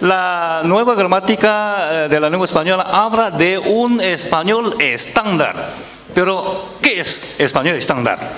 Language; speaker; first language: Spanish; non-native, fluent; Chinese